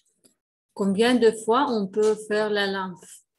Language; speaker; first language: French; non-native, fluent; Russian